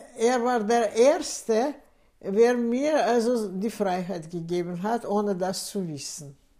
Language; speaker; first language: German; non-native, fluent; Russian